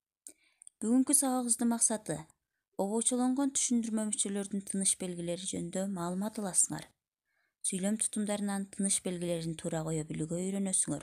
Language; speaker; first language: Kyrgyz; native; Kyrgyz